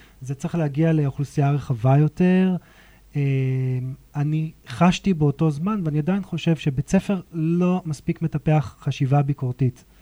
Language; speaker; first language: Hebrew; native; Hebrew